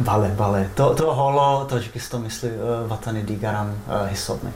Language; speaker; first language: Persian; non-native, fluent; Czech